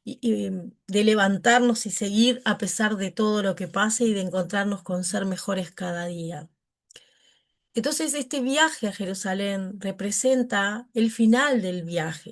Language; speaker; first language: Spanish; native; Spanish